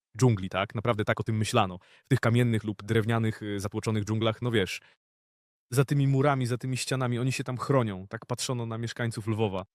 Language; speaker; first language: Polish; non-native, fluent; Ukrainian